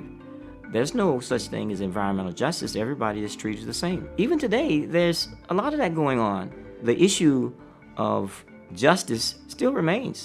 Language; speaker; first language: English; native; English